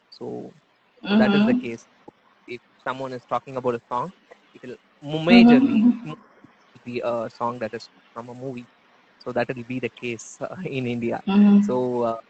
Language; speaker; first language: English; non-native, local second language; Tamil